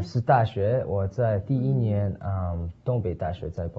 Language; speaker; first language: Chinese; early bilingual, heritage; Chinese